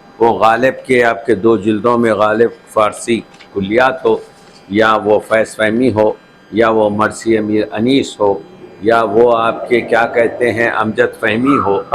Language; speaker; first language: Urdu; native; Urdu